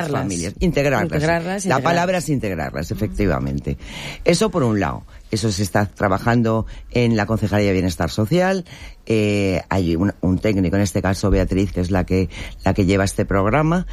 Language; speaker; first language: Spanish; native; Spanish